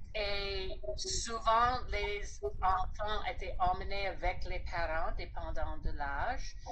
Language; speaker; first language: French; non-native, fluent; English